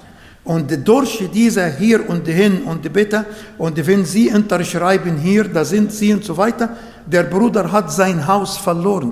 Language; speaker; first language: German; non-native, fluent; Arabic